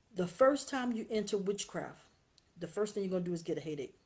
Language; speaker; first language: English; native; English